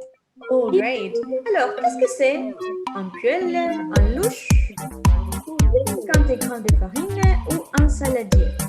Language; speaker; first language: French; non-native, fluent; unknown